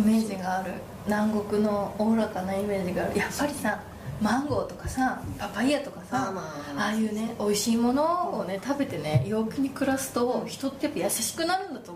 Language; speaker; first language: Japanese; native; Japanese